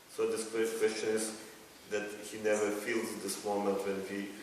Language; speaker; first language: English; non-native, fluent; Lithuanian